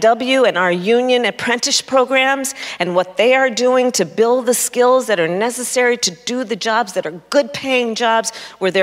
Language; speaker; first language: English; native; English